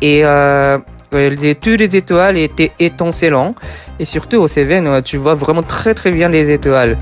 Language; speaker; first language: French; non-native, fluent; Japanese